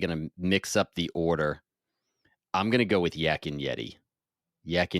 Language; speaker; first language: English; native; English